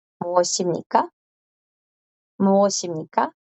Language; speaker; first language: Korean; non-native, fluent; Spanish